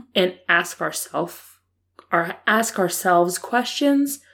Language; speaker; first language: English; native; English